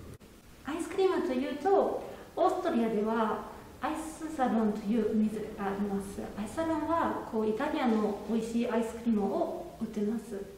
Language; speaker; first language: Japanese; non-native, fluent; German